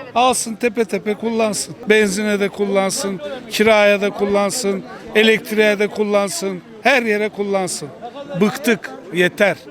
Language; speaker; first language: Turkish; native; Turkish